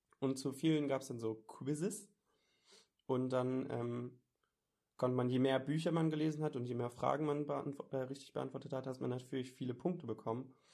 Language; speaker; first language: German; native; German